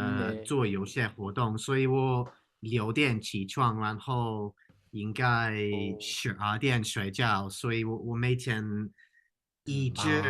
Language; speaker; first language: Chinese; non-native, fluent; English